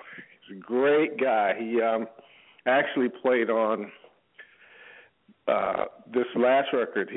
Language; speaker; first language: English; native; English